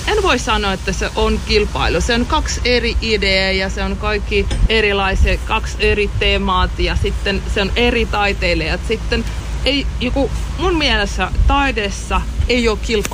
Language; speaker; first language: Finnish; non-native, learner; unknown